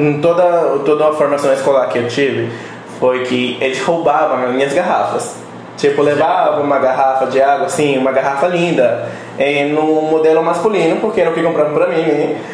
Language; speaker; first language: Portuguese; non-native, fluent; Spanish